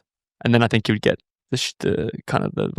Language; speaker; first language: English; native; English